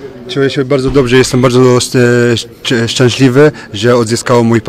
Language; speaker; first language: Polish; non-native, fluent; French